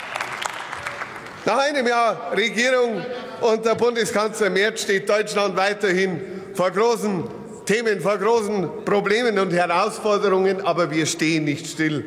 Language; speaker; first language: German; native; German